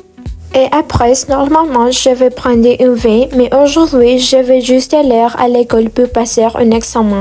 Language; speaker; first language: French; non-native, learner; Spanish